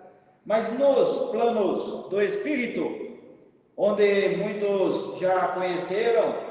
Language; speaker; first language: Portuguese; non-native, fluent; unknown